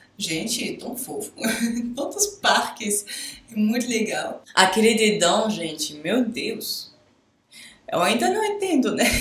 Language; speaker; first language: Portuguese; non-native, fluent; French